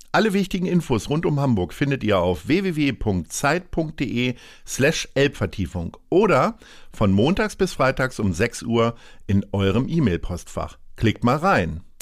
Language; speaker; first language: German; native; German